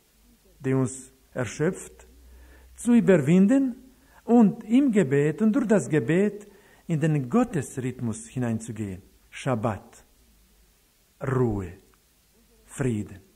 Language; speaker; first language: German; non-native, fluent; Croatian